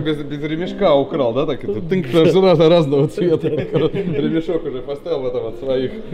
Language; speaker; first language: Russian; native; Russian